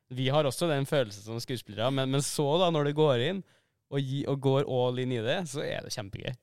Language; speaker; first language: Norwegian; native; Norwegian